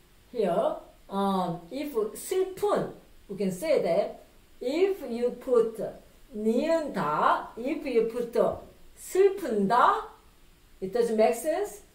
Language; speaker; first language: English; non-native, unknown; Korean